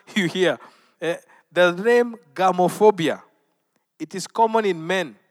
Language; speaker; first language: English; non-native, local second language; Luo (Kenya and Tanzania)